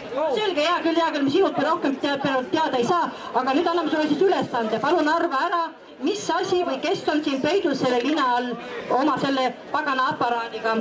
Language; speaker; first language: Estonian; native; Estonian